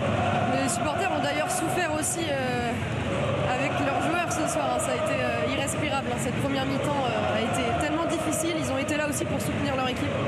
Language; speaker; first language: French; native; French